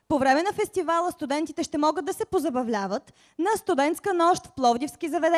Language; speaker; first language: Bulgarian; native; Bulgarian